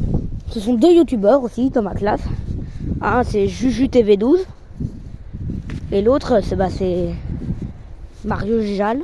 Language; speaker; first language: French; native; French